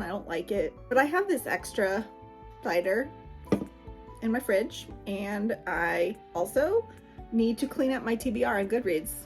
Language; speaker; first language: English; native; English